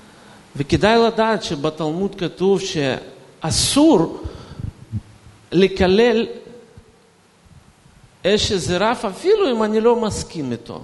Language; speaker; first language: Hebrew; non-native, fluent; Russian